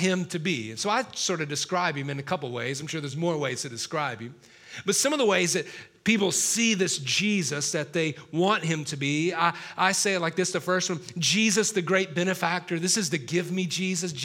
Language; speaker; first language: English; native; English